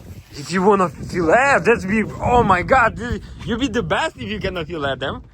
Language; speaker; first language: English; non-native, learner; Ukrainian